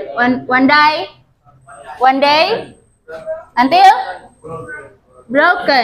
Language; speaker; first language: English; non-native, learner; Indonesian